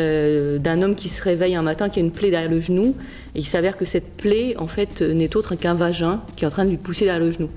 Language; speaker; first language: French; native; French